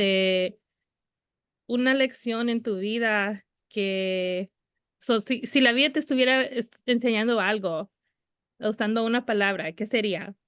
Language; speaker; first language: Spanish; early bilingual, heritage; Spanish